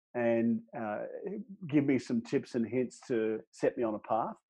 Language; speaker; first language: English; native; English